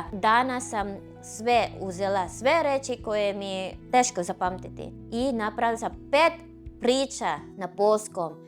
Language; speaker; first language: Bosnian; non-native, fluent; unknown